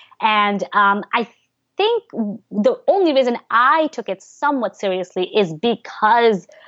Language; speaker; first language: English; early bilingual, other home language; Bangla